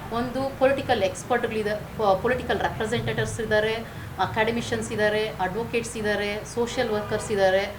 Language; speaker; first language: Kannada; native; Kannada